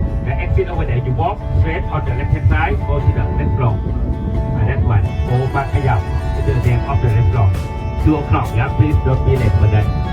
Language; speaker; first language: English; non-native, fluent; Thai